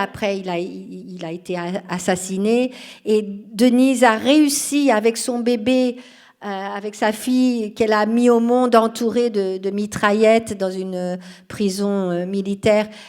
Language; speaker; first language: French; non-native, fluent; Portuguese